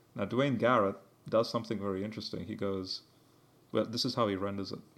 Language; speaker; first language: English; early bilingual, heritage; English